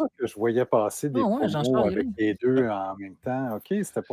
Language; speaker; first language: French; native; French